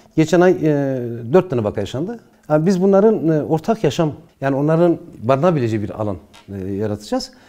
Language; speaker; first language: Turkish; non-native, local second language; Zaza